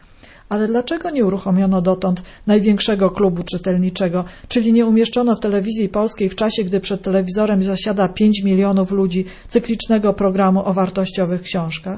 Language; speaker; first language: Polish; native; Polish